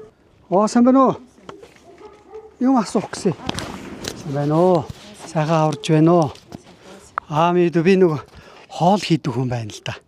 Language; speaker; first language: Mongolian; native; Mongolian